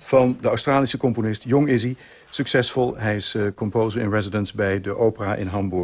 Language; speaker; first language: Dutch; native; Dutch